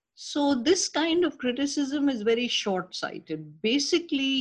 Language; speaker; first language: English; non-native, local second language; Urdu